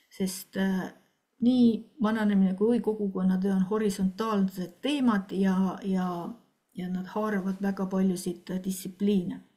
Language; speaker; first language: Estonian; native; Estonian